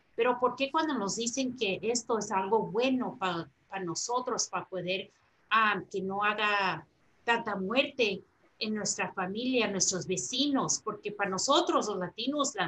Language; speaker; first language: Spanish; early bilingual, heritage; Spanish